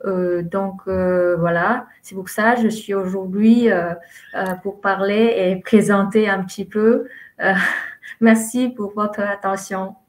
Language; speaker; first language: French; non-native, fluent; Vietnamese